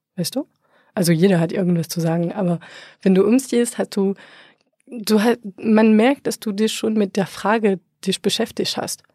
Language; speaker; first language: German; non-native, fluent; French